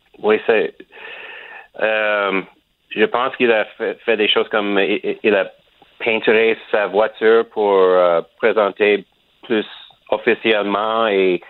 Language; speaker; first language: French; non-native, learner; English